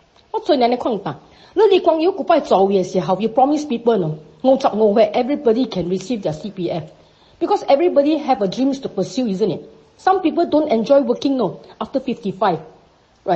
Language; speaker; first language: English; non-native, local second language; Min Nan Chinese